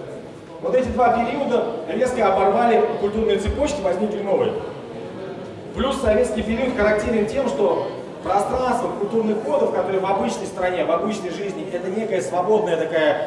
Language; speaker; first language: Russian; native; Russian